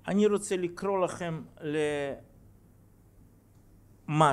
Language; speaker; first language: Hebrew; non-native, fluent; Russian